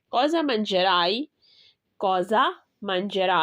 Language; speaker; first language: Italian; non-native, learner; Urdu